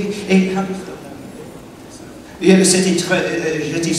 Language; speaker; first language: French; non-native, learner; English